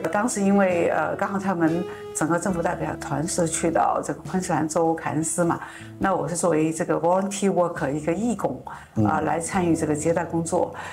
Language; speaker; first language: Chinese; native; Chinese